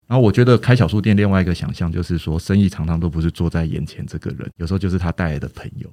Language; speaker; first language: Chinese; native; Chinese